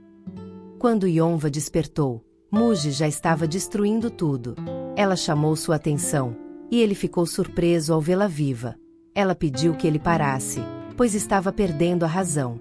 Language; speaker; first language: Portuguese; native; Portuguese